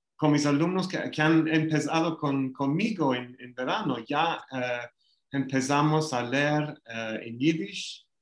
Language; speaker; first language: Spanish; non-native, fluent; English